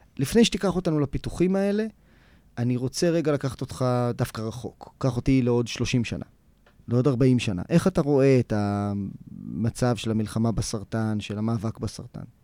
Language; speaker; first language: Hebrew; native; Hebrew